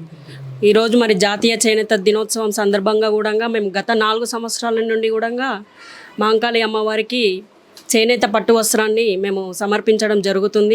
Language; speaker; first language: Telugu; native; Telugu